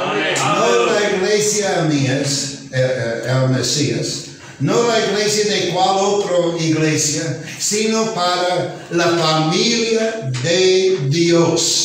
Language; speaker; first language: Spanish; non-native, fluent; English